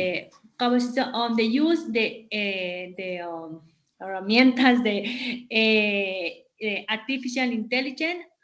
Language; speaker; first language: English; non-native, learner; Spanish